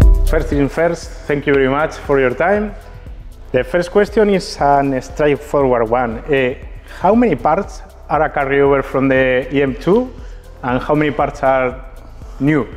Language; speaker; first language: English; non-native, fluent; Spanish